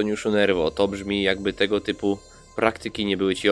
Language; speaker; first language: Polish; native; Polish